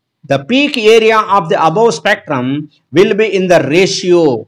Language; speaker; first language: English; non-native, local second language; Telugu